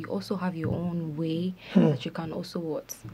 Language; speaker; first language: English; non-native, local second language; Akan